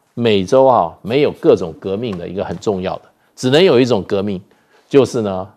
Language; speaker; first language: Chinese; native; Chinese